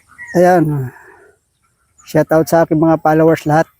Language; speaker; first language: Filipino; native; Filipino